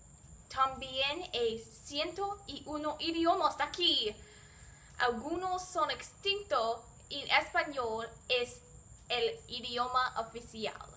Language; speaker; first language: Spanish; non-native, learner; English